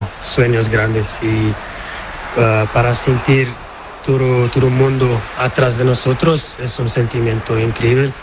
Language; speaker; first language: Spanish; non-native, learner; Portuguese